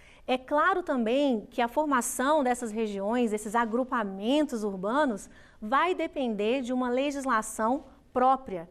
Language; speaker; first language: Portuguese; native; Portuguese